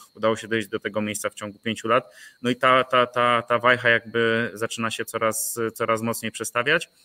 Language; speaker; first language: Polish; native; Polish